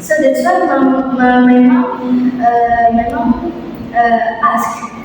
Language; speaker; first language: English; non-native, learner; Indonesian